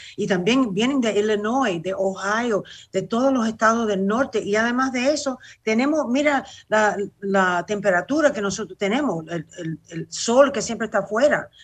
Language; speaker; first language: Spanish; early bilingual, heritage; Spanish